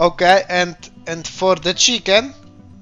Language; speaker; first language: English; non-native, learner; Polish